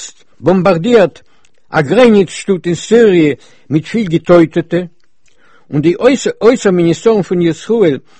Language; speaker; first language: German; early bilingual, heritage; Yiddish